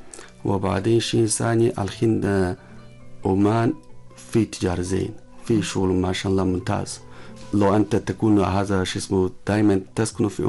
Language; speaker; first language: Arabic; non-native, learner; Chinese